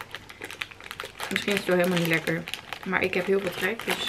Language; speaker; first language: Dutch; native; Dutch